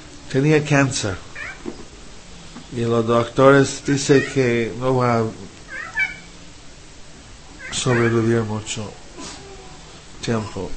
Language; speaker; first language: Spanish; non-native, fluent; English